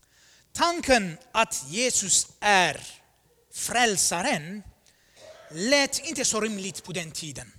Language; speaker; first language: Swedish; non-native, fluent; Armenian